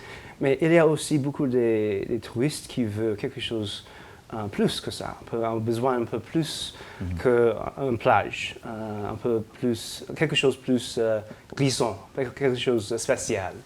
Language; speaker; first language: French; non-native, fluent; English